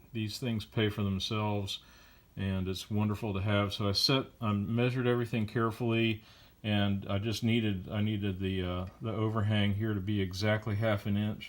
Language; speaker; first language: English; native; English